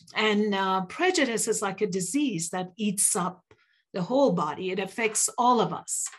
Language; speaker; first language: English; early bilingual, other home language; Persian